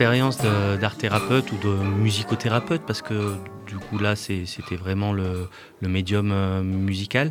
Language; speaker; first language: French; native; French